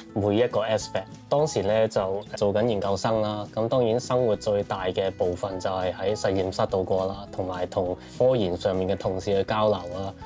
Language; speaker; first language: Cantonese; early bilingual, other home language; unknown